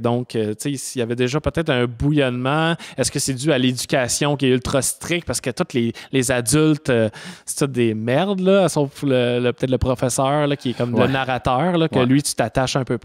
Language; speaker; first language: French; native; French